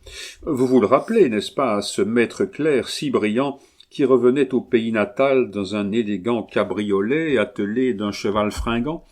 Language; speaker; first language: French; native; French